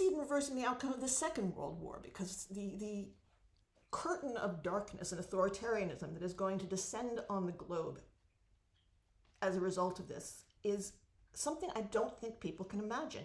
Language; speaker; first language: English; native; English